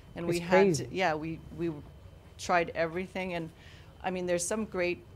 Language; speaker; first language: English; native; English